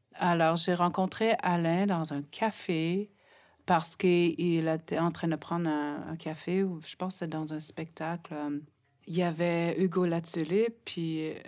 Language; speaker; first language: French; non-native, local second language; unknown